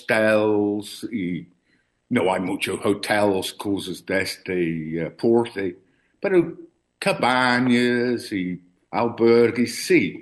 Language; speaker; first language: Spanish; non-native, learner; English